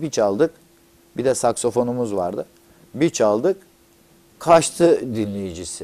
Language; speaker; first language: Turkish; native; Turkish